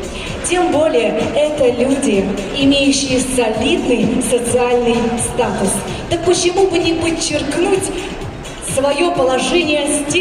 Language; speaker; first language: Russian; native; Russian